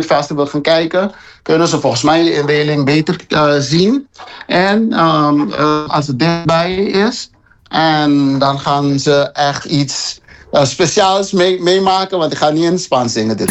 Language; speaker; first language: Dutch; non-native, local second language; Papiamento